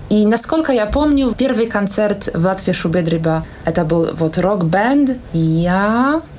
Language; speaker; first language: Russian; non-native, fluent; Polish